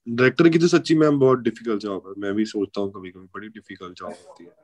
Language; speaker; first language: Hindi; non-native, local second language; Punjabi